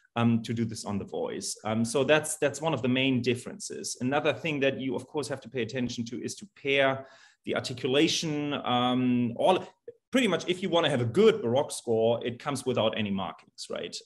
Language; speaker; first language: English; non-native, fluent; German